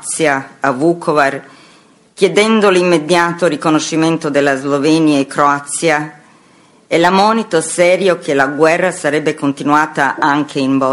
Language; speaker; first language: Italian; non-native, fluent; Croatian